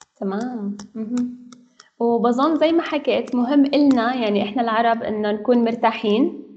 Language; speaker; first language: Arabic; native; Arabic